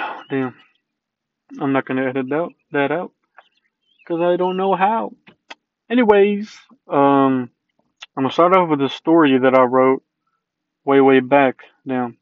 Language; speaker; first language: English; early bilingual, other home language; Spanish